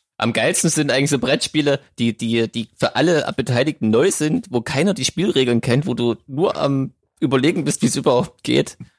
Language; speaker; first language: German; native; German